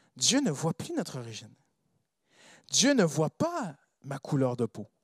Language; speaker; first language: French; non-native, fluent; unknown